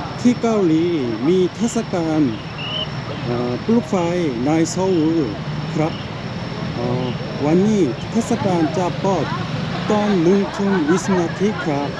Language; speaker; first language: Thai; non-native, learner; Korean